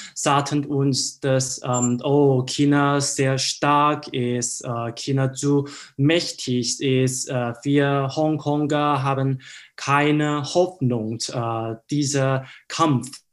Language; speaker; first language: German; non-native, learner; Cantonese